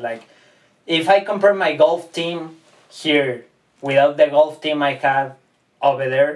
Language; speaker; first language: English; non-native, fluent; Spanish